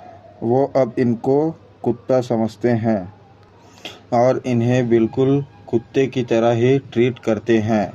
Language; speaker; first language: Hindi; native; Hindi